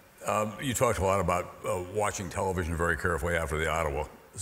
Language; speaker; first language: English; native; English